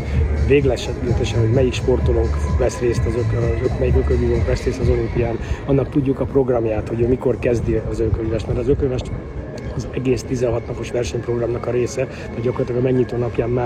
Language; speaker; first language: Hungarian; native; Hungarian